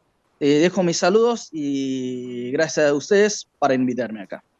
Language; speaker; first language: Spanish; non-native, learner; Bangla